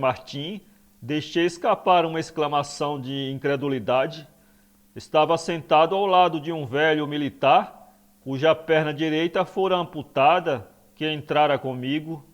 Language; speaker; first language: Portuguese; native; Portuguese